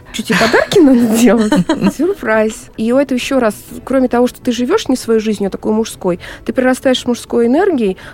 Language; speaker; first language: Russian; native; Russian